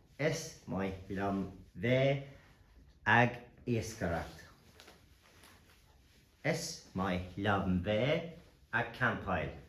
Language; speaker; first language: Irish; non-native, local second language; English